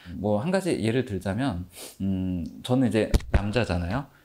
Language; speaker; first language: Korean; native; Korean